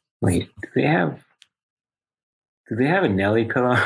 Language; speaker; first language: English; native; English